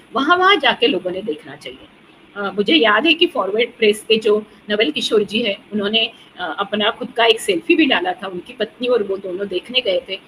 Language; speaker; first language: Hindi; non-native, local second language; Marathi